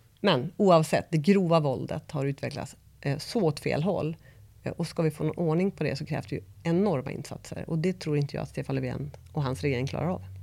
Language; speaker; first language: Swedish; native; Swedish